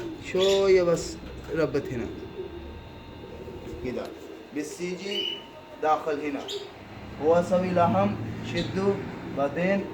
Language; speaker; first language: Arabic; non-native, learner; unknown